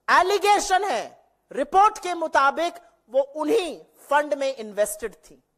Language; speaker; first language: Hindi; native; Hindi